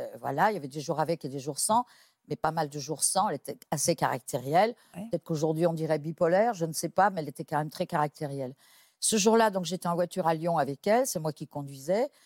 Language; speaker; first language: French; native; French